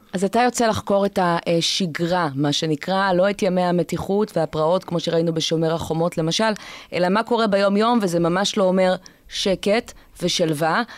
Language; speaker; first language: Hebrew; native; Hebrew